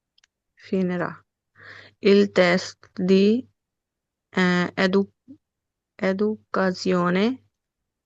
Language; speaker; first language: Italian; non-native, learner; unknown